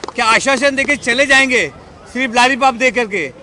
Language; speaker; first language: Hindi; non-native, local second language; Marathi